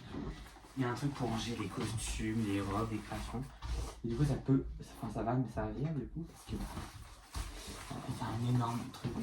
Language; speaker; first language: French; native; French